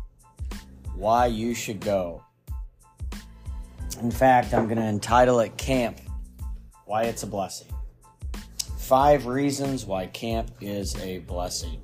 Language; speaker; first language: English; native; English